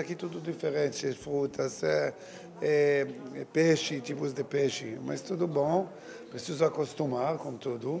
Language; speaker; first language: Portuguese; non-native, learner; Hebrew